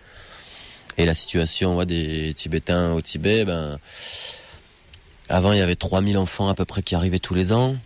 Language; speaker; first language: French; native; French